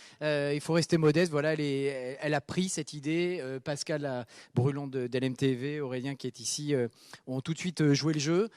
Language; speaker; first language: French; native; French